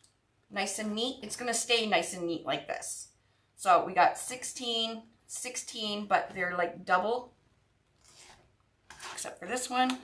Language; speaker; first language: English; native; English